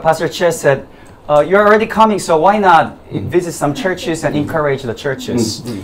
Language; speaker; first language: English; non-native, fluent; Korean